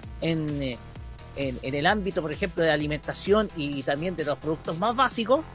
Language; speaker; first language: Spanish; native; Spanish